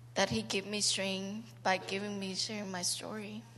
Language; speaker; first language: English; non-native, learner; Khmer